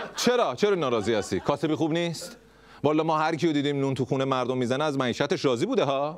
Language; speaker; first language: Persian; native; Persian